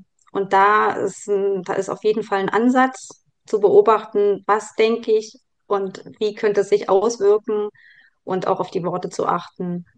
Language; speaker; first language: German; native; German